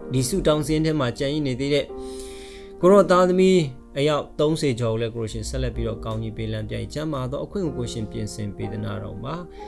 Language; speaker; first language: Burmese; non-native, local second language; Hakha Chin